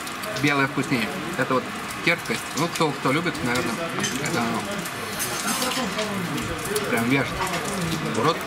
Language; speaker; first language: Russian; native; Russian